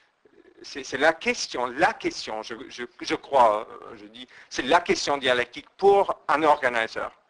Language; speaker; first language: French; non-native, fluent; English